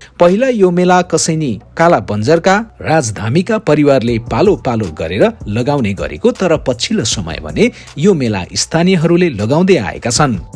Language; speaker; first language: Nepali; native; Nepali